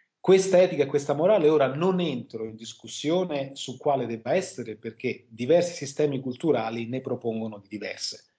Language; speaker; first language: Italian; native; Italian